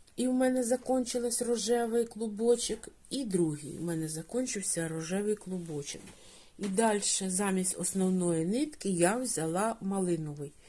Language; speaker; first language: Ukrainian; non-native, local second language; Russian